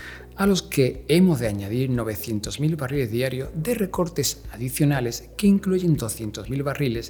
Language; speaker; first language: Spanish; native; Spanish